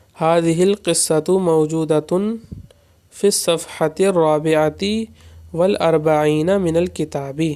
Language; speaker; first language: Arabic; non-native, fluent; Urdu